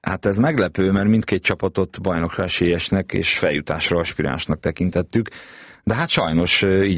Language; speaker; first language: Hungarian; native; Hungarian